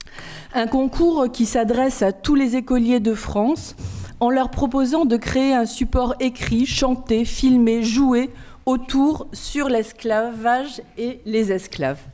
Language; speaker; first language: French; native; French